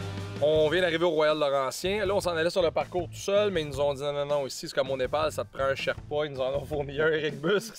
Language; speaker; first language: French; native; French